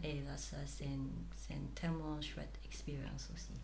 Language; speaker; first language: French; non-native, fluent; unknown